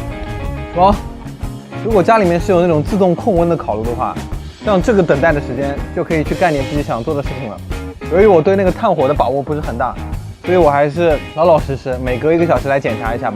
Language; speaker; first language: Chinese; native; Chinese